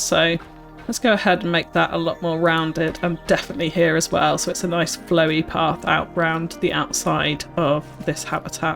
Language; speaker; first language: English; native; English